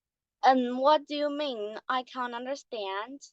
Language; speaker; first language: English; non-native, learner; Chinese